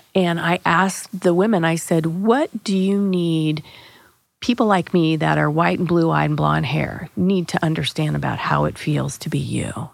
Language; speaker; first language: English; native; English